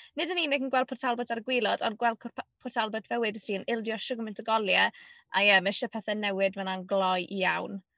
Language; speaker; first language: Welsh; native; Welsh